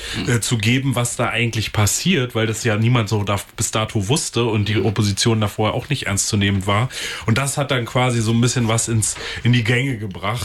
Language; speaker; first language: German; native; German